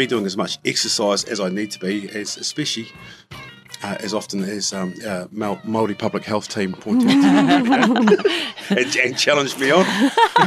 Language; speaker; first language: English; native; English